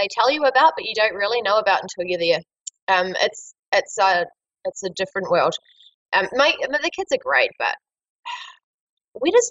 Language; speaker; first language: English; native; English